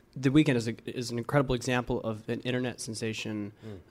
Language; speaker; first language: English; native; English